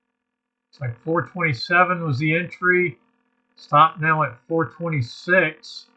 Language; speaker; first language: English; native; English